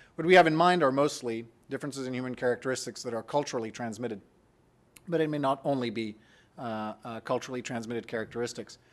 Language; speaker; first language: English; non-native, fluent; French